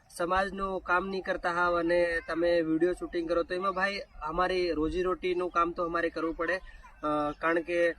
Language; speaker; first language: Gujarati; non-native, local second language; Bhili